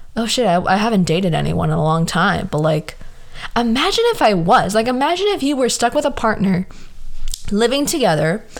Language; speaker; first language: English; early bilingual, other home language; Spanish